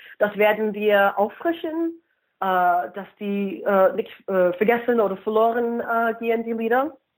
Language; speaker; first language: German; non-native, fluent; English